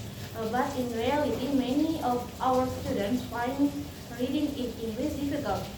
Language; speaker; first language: English; non-native, learner; Indonesian